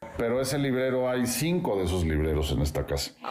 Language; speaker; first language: Spanish; native; Spanish